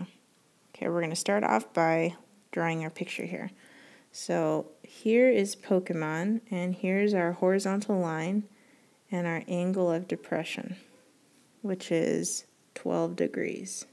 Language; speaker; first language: English; native; English